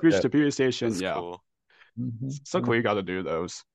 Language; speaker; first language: English; native; English